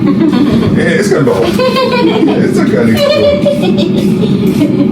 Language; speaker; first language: German; native; German